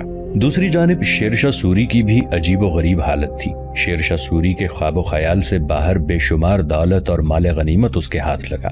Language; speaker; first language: Urdu; native; Urdu